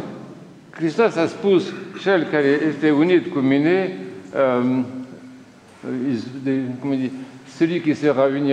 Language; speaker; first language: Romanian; non-native, learner; French